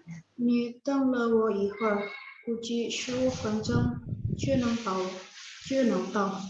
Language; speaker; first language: Chinese; non-native, learner; Indonesian